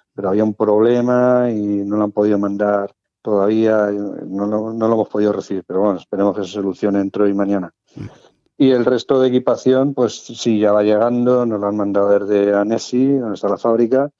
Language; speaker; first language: Spanish; native; Spanish